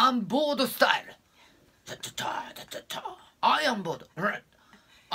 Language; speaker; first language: English; non-native, learner; Japanese